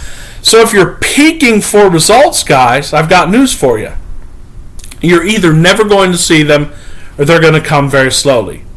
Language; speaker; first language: English; native; English